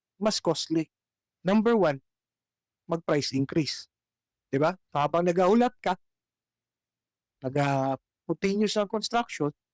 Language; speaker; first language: Cebuano; native; Cebuano